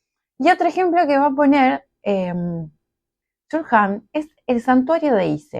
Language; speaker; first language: Spanish; native; Spanish